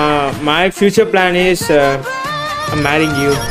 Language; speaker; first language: English; non-native, learner; Tamil